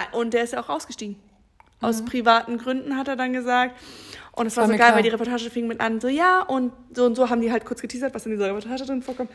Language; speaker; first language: German; native; German